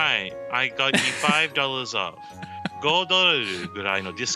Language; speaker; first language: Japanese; non-native, learner; English